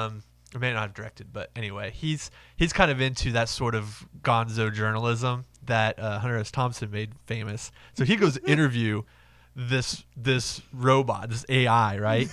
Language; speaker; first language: English; native; English